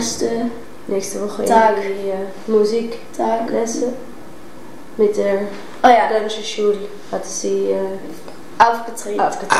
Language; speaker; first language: German; non-native, learner; Dutch